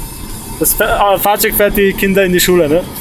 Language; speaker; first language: German; native; German